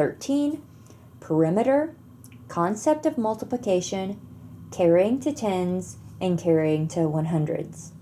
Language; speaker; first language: English; native; English